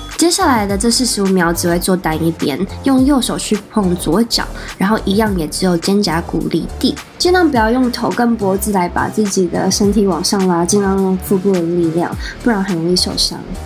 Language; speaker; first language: Chinese; native; Chinese